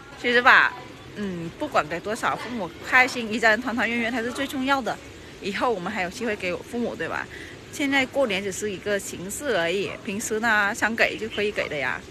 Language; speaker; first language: Chinese; non-native, fluent; Vietnamese